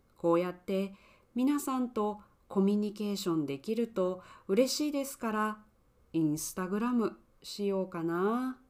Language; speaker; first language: Japanese; native; Japanese